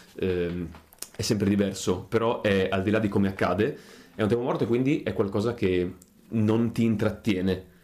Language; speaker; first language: Italian; native; Italian